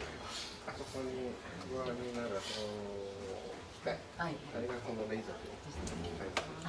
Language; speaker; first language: Japanese; early bilingual, heritage; Japanese